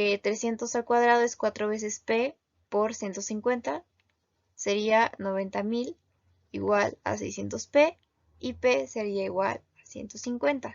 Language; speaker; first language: Spanish; native; Spanish